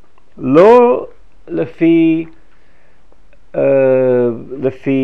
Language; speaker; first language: Hebrew; non-native, fluent; English